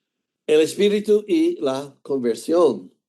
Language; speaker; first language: Spanish; non-native, fluent; English